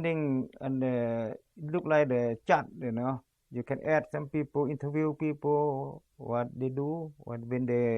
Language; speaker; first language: English; non-native, learner; Lao